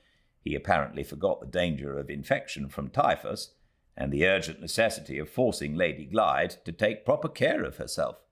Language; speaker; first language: English; native; English